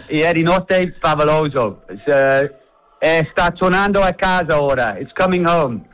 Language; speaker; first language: Italian; non-native, learner; English